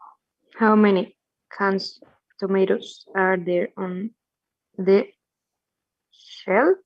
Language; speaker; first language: English; non-native, learner; Spanish